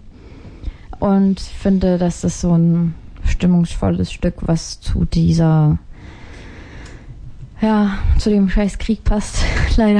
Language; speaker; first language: German; native; German